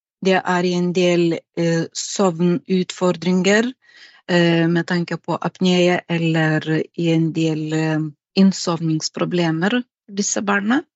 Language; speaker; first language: Norwegian; non-native, fluent; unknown